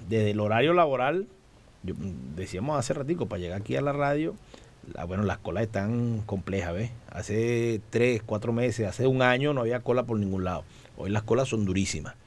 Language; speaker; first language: Spanish; native; Spanish